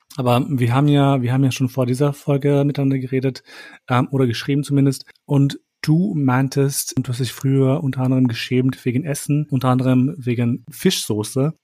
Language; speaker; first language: German; early bilingual, other home language; Albanian